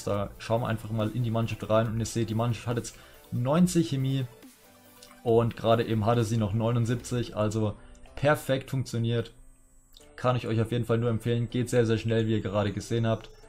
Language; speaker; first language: German; native; German